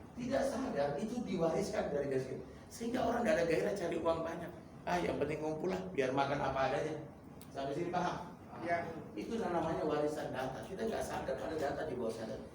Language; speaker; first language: Indonesian; native; Indonesian